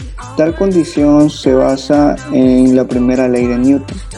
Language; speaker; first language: Spanish; native; Spanish